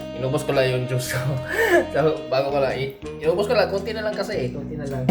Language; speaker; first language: Filipino; non-native, local second language; Cebuano